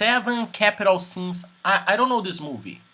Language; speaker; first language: English; non-native, fluent; Portuguese